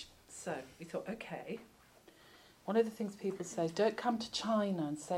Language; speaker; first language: English; native; English